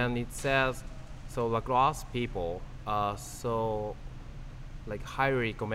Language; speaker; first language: English; non-native, learner; Japanese